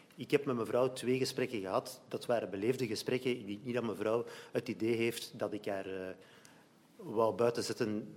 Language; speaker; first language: Dutch; native; Dutch